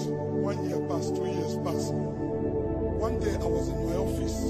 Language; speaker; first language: English; non-native, local second language; Igbo